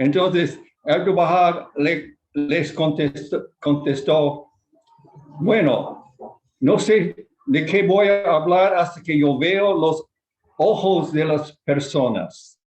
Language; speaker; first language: Spanish; non-native, fluent; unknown